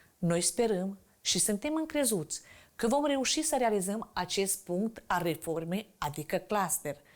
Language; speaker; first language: Romanian; native; Romanian